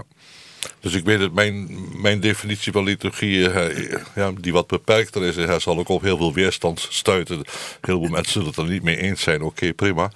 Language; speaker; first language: Dutch; native; Dutch